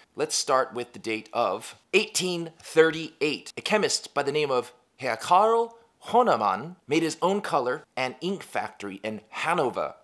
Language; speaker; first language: English; native; English